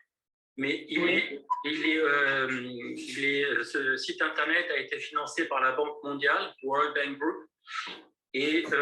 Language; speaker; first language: French; native; French